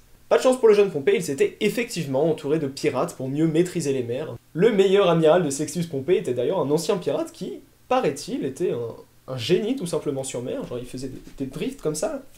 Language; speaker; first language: French; native; French